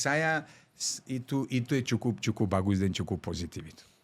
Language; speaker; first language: Indonesian; non-native, fluent; Serbian